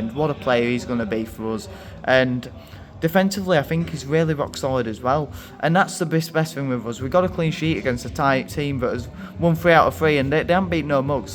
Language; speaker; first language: English; native; English